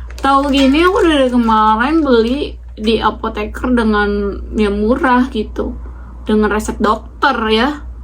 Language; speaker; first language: Indonesian; native; Indonesian